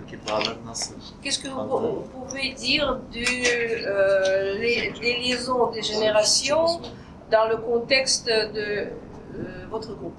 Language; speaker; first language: French; non-native, fluent; Russian